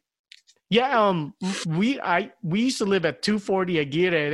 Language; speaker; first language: English; non-native, local second language; Filipino